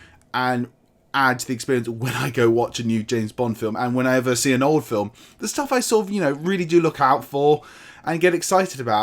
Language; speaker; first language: English; native; English